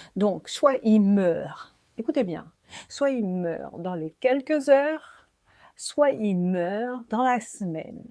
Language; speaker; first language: French; native; French